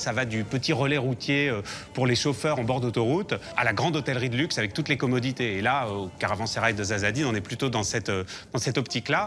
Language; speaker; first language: French; native; French